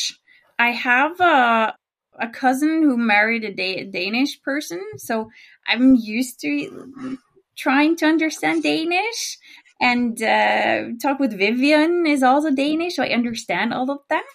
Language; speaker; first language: English; non-native, fluent; Norwegian